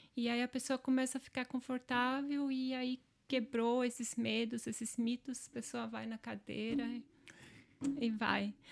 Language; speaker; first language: Portuguese; non-native, local second language; German